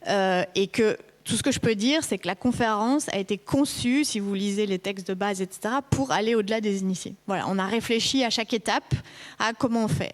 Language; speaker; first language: French; native; French